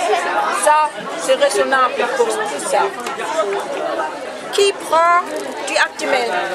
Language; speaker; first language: French; non-native, fluent; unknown